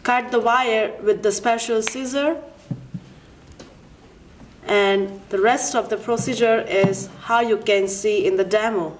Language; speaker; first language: English; non-native, learner; Chinese